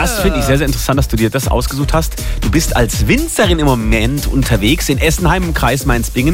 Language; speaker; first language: German; native; German